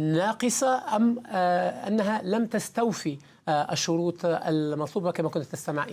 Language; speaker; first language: Arabic; native; Arabic